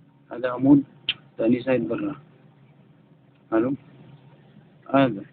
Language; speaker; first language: Arabic; non-native, learner; Filipino